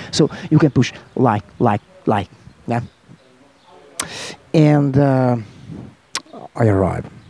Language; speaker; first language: English; non-native, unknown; Italian